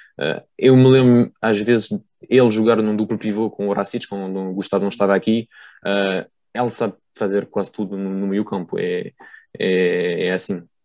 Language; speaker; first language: Portuguese; early bilingual, heritage; Portuguese